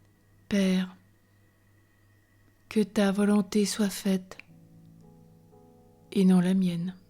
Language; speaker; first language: French; native; French